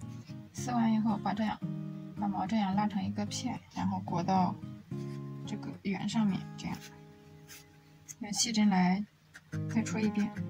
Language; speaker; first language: Chinese; native; Chinese